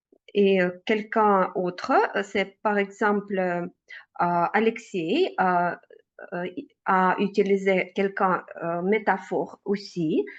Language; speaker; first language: French; non-native, learner; Russian